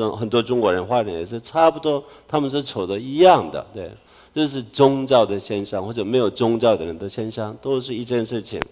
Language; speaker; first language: Chinese; non-native, fluent; Korean